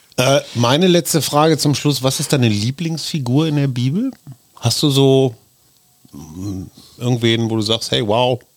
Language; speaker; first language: German; native; German